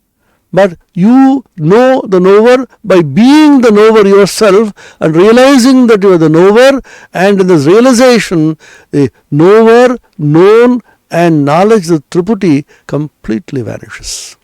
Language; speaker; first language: English; non-native, local second language; Bangla